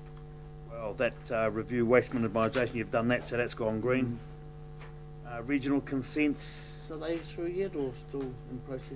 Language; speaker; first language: English; native; English